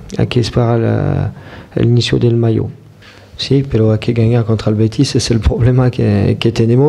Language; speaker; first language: Spanish; non-native, fluent; French